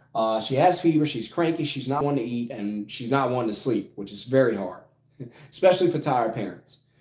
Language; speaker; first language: English; native; English